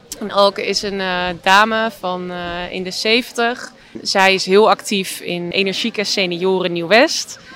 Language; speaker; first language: Dutch; native; Dutch